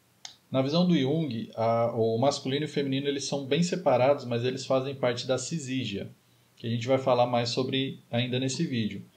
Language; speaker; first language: Portuguese; native; Portuguese